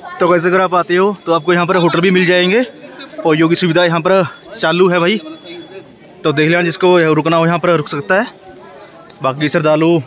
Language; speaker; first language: Hindi; non-native, local second language; Punjabi